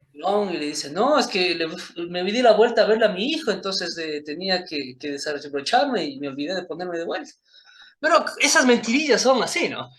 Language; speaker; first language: Spanish; early bilingual, other home language; Chinese